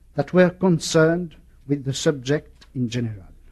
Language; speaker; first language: English; non-native, fluent; French